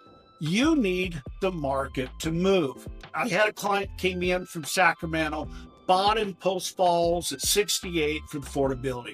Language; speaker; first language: English; native; English